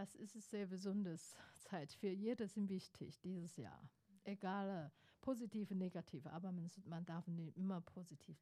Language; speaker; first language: German; non-native, fluent; Chinese